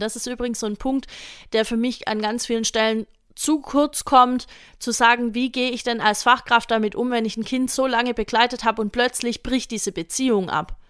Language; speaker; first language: German; native; German